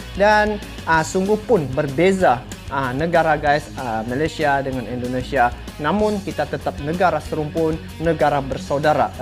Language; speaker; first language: Malay; native; Malay